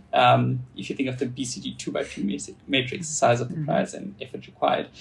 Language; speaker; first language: English; native; English